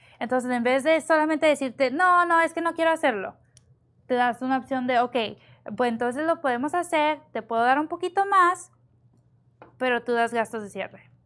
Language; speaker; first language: Spanish; early bilingual, heritage; Spanish